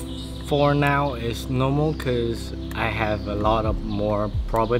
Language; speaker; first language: English; non-native, learner; Vietnamese